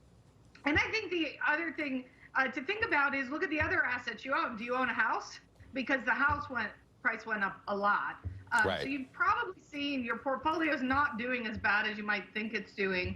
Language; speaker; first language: English; native; English